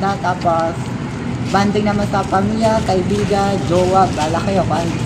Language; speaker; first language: Filipino; non-native, local second language; Waray